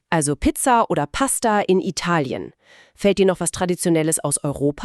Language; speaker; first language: German; native; German